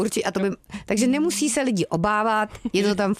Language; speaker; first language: Czech; native; Czech